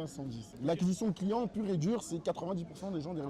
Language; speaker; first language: French; native; French